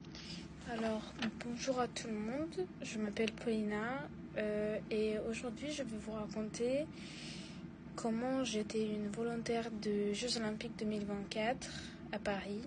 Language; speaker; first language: French; non-native, fluent; Russian